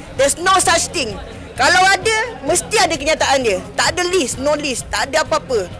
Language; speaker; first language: Malay; native; Malay